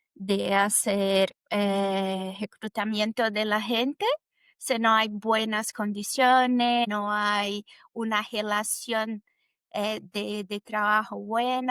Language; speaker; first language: Spanish; non-native, fluent; Portuguese